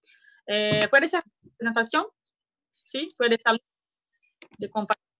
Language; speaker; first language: Spanish; non-native, learner; Portuguese